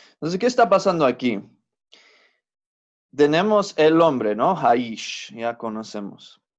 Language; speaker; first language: Spanish; non-native, fluent; English